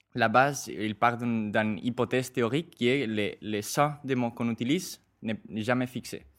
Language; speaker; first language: French; non-native, fluent; Spanish